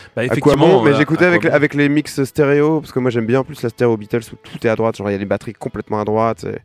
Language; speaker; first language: French; native; French